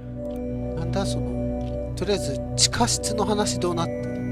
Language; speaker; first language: Japanese; native; Japanese